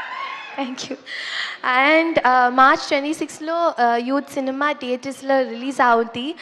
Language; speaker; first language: Telugu; non-native, learner; Malayalam